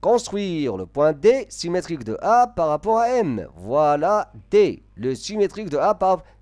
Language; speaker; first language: French; non-native, local second language; Arabic